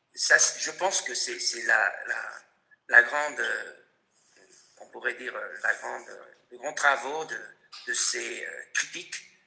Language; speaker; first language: French; non-native, fluent; Spanish